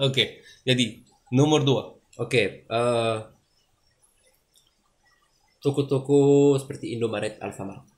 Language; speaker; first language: Indonesian; non-native, learner; French